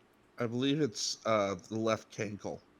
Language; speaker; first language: English; native; English